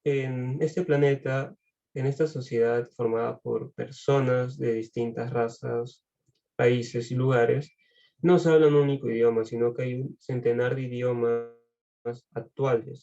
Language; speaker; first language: Spanish; native; Spanish